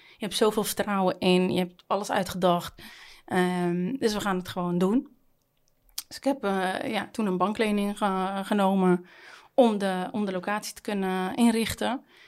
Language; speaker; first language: Dutch; native; Dutch